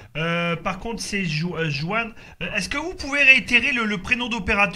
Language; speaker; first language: French; native; French